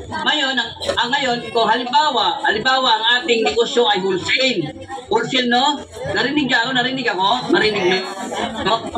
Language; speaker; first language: Filipino; non-native, local second language; Waray